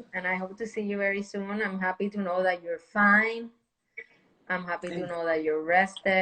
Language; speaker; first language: English; non-native, fluent; Spanish